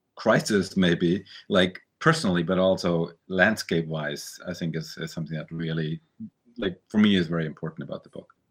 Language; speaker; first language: English; early bilingual, other home language; German